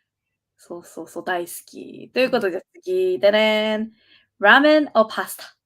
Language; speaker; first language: Japanese; native; Japanese